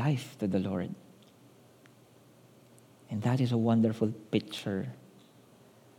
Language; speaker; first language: English; non-native, local second language; Filipino